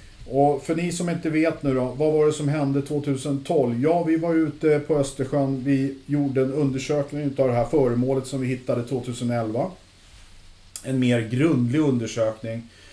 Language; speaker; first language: Swedish; native; Swedish